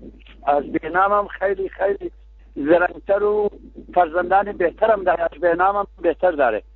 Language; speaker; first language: Persian; non-native, local second language; Kurdish